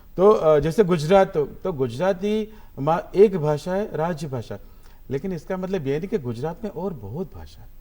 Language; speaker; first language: Hindi; non-native, local second language; Gujarati